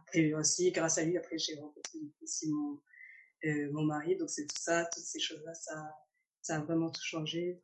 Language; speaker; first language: French; native; French